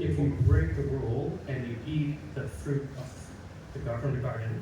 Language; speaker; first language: English; non-native, fluent; Indonesian